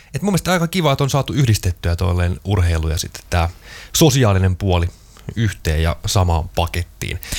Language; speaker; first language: Finnish; native; Finnish